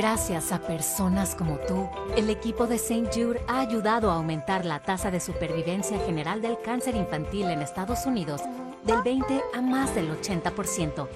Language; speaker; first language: Spanish; native; Spanish